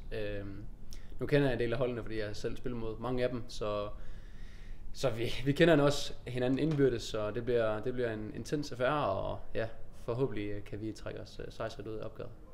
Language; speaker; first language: Danish; native; Danish